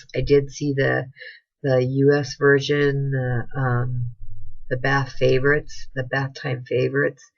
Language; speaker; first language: English; native; English